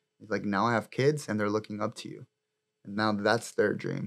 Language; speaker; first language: English; early bilingual, other home language; Spanish